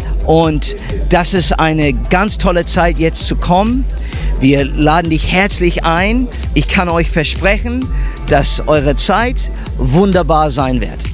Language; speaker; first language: German; early bilingual, heritage; English